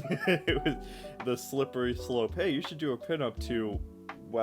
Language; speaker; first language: English; native; English